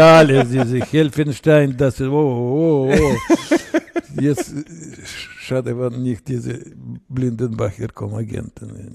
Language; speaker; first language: German; non-native, learner; Russian